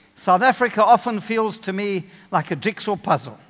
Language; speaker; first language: English; native; English